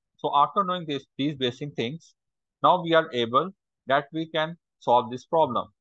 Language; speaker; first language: English; non-native, local second language; Urdu